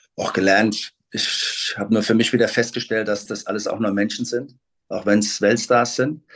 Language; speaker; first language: German; native; German